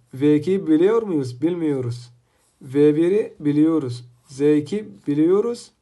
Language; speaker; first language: Turkish; non-native, fluent; Arabic